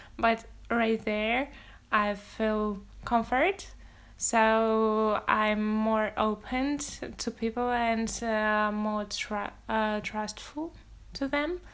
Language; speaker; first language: English; non-native, fluent; Russian